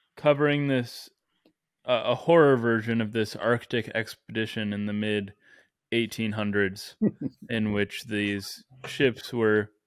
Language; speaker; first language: English; native; English